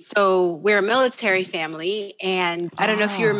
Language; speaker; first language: English; non-native, local second language; Pampanga